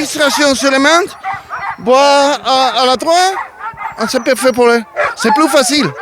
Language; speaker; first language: French; non-native, learner; Spanish